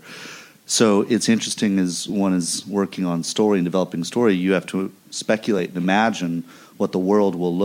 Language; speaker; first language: English; native; English